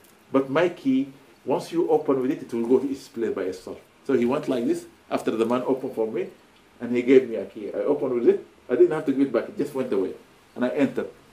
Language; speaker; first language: English; non-native, fluent; Arabic